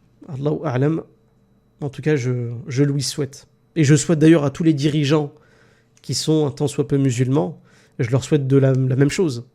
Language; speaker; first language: French; native; French